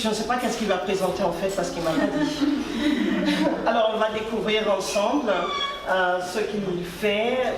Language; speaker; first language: French; non-native, fluent; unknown